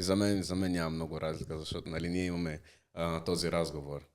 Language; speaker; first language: Bulgarian; non-native, fluent; Portuguese